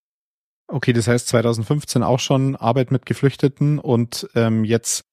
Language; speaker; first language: German; native; German